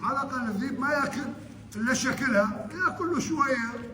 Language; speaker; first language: Arabic; native; Arabic